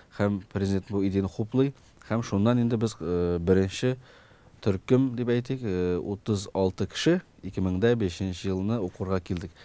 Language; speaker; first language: Tatar; early bilingual, heritage; Tatar